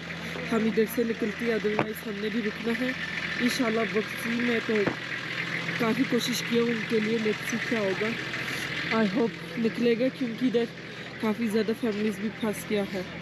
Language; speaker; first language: Hindi; non-native, fluent; Turkish